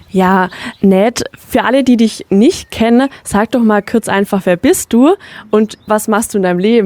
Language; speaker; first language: German; native; German